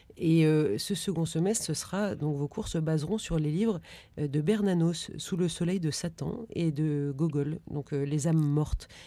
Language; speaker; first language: French; native; French